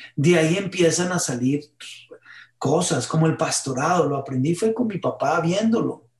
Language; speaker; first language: Spanish; early bilingual, heritage; Spanish